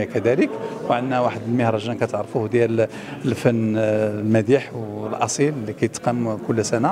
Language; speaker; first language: Arabic; native; Arabic